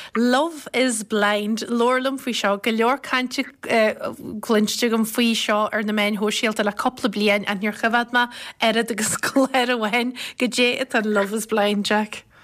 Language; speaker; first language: Irish; native; Irish